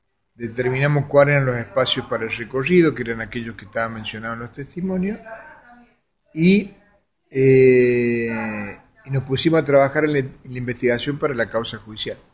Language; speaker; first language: Spanish; native; Spanish